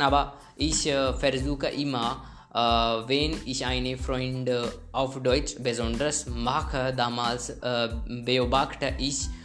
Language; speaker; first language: German; non-native, learner; Hindi